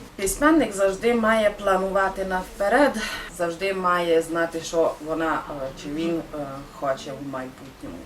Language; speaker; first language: Ukrainian; non-native, local second language; Hungarian